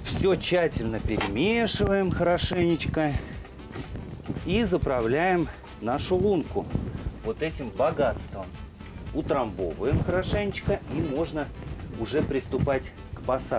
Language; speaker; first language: Russian; native; Russian